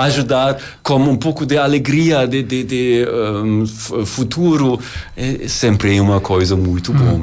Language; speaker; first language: Portuguese; non-native, learner; German